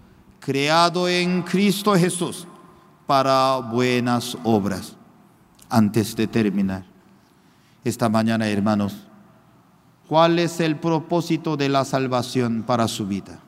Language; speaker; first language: Spanish; non-native, fluent; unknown